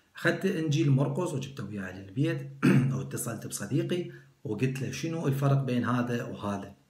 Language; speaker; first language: Arabic; non-native, local second language; Kurdish